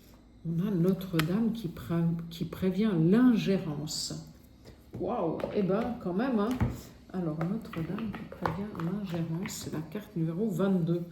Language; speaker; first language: French; native; French